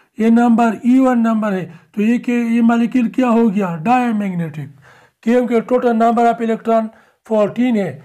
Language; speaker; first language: Urdu; non-native, local second language; Pashto